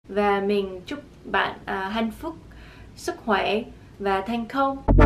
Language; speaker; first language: Vietnamese; non-native, learner; English